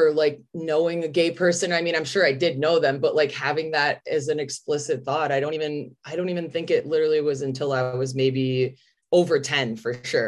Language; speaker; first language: English; native; English